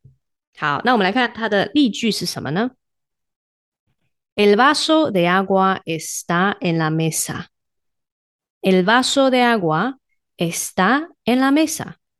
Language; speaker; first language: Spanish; non-native, fluent; Chinese